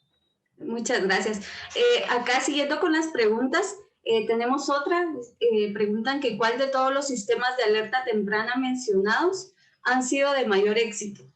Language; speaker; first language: Spanish; native; Spanish